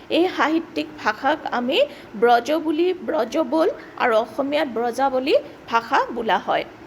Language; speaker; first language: Assamese; native; Assamese